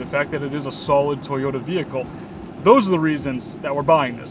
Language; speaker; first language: English; native; English